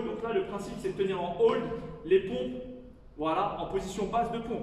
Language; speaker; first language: French; native; French